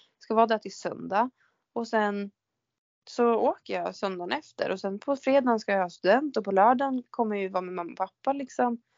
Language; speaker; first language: Swedish; native; Swedish